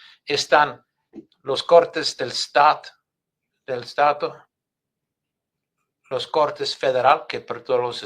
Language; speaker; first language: Spanish; non-native, fluent; English